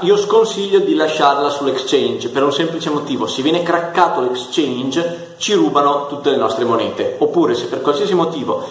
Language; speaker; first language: Italian; native; Italian